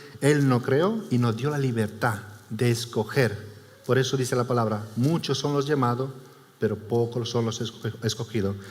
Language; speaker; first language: Spanish; non-native, fluent; Romanian